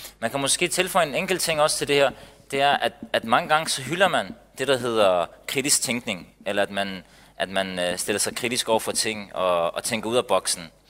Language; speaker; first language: Danish; early bilingual, other home language; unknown